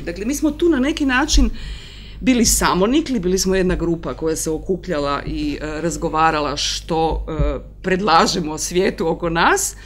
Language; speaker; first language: Croatian; native; Croatian